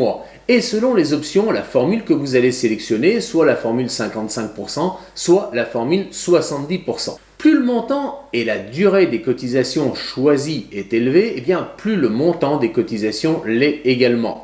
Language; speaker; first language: French; native; French